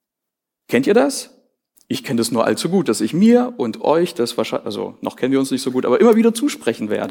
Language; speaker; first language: German; native; German